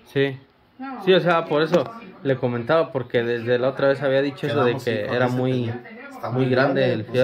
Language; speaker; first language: Spanish; native; Spanish